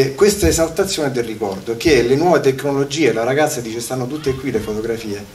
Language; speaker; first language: Italian; native; Italian